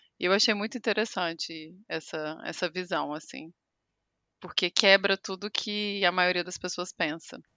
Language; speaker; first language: Portuguese; native; Portuguese